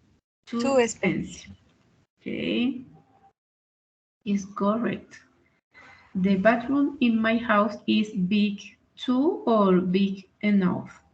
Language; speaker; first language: English; non-native, learner; Spanish